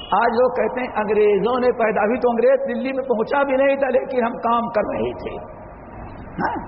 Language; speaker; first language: Urdu; native; Urdu